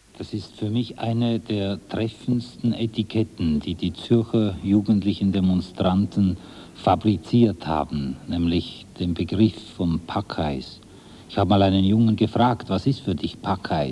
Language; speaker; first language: German; native; German